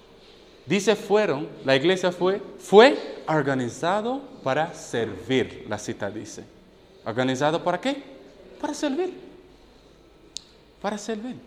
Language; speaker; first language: Spanish; non-native, fluent; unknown